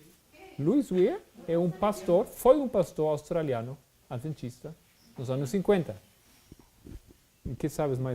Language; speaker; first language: Portuguese; non-native, fluent; Spanish